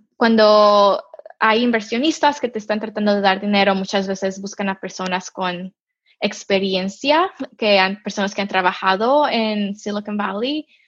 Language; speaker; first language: Spanish; early bilingual, heritage; Spanish